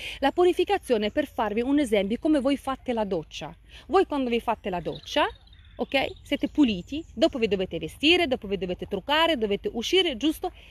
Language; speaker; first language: Italian; non-native, fluent; Russian